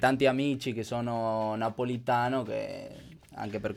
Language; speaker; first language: Italian; non-native, learner; Spanish